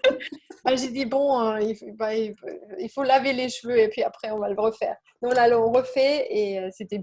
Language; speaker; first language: French; non-native, learner; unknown